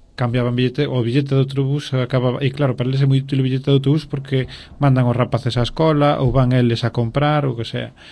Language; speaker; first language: Galician; non-native, local second language; Spanish